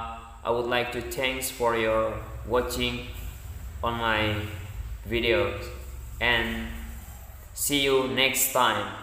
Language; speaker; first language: English; non-native, learner; Indonesian